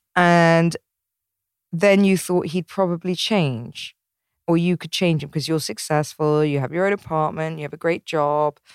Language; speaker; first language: English; native; English